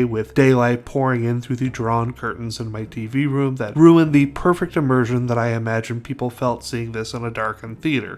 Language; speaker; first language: English; native; English